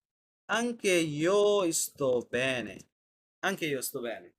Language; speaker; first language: Italian; non-native, fluent; Bangla